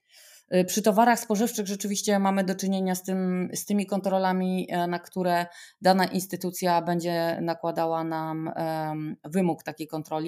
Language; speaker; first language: Polish; native; Polish